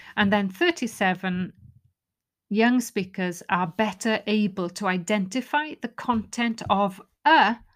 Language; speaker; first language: English; non-native, local second language; Welsh